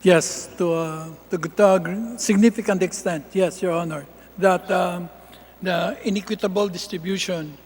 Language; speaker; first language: English; non-native, local second language; Filipino